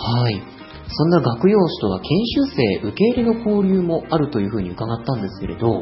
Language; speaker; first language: Japanese; native; Japanese